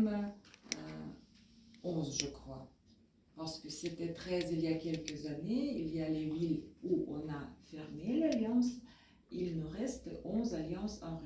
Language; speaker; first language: French; non-native, fluent; Russian